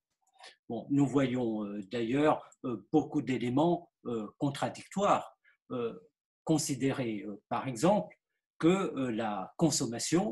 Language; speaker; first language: French; native; French